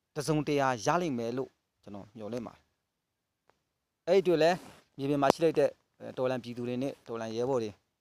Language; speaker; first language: Burmese; native; Burmese